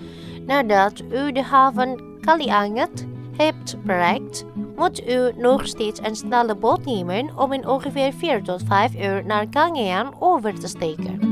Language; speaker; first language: Dutch; non-native, fluent; Indonesian